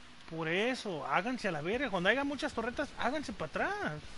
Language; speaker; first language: Spanish; early bilingual, heritage; Spanish